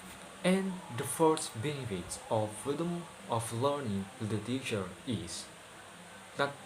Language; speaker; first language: English; non-native, learner; Indonesian